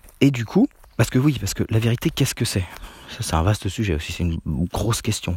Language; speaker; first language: French; native; French